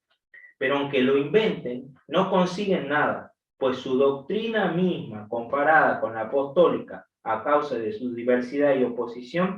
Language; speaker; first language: Spanish; native; Spanish